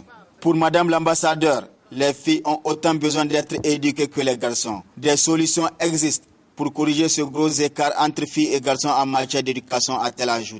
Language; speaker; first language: French; native; French